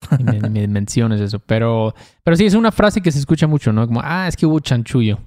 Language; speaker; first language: Spanish; native; Spanish